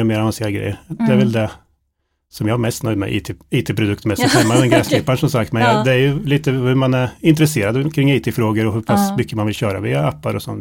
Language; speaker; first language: Swedish; native; Swedish